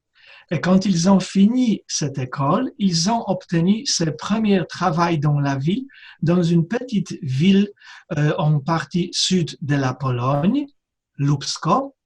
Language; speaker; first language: French; non-native, fluent; Polish